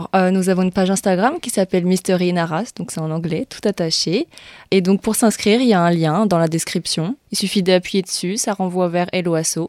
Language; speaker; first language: French; native; French